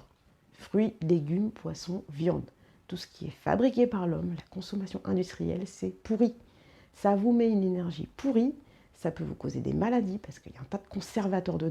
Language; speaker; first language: French; native; French